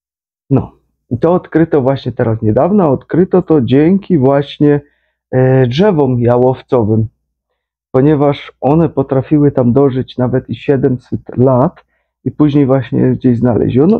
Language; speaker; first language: Polish; native; Polish